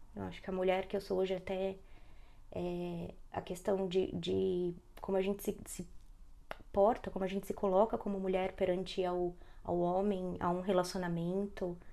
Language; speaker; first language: Portuguese; native; Portuguese